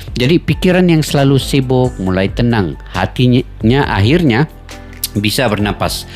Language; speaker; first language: Indonesian; native; Indonesian